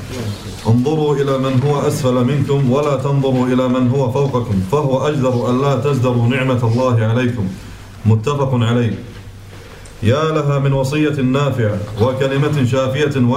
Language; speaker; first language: Arabic; native; Arabic